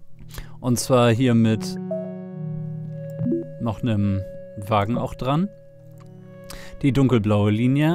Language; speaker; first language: German; native; German